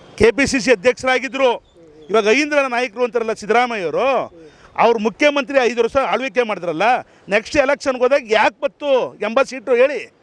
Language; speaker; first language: Kannada; native; Kannada